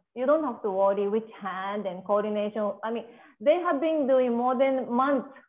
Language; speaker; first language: English; non-native, fluent; Japanese